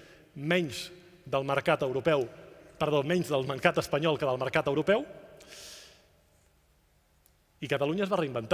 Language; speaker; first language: Catalan; native; Catalan